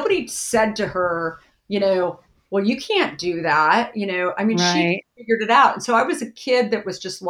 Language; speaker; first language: English; native; English